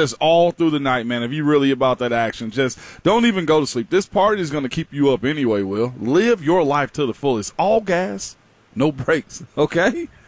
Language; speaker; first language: English; native; English